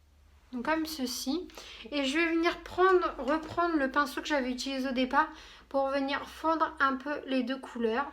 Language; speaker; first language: French; native; French